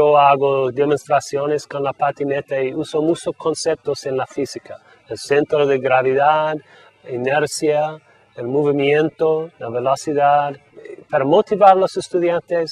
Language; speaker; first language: Spanish; non-native, fluent; English